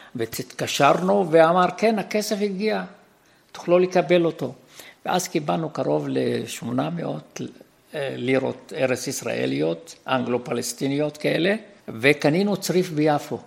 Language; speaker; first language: Hebrew; non-native, fluent; Arabic